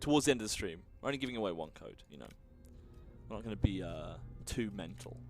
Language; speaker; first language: English; native; English